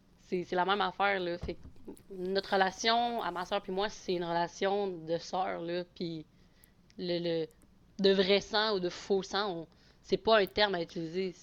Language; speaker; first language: French; native; French